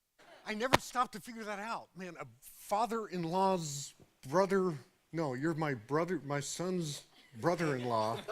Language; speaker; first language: English; native; English